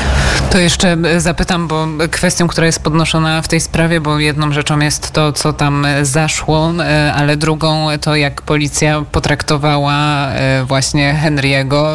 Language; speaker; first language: Polish; native; Polish